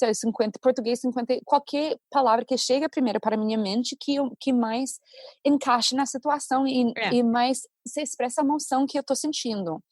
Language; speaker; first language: Portuguese; non-native, fluent; English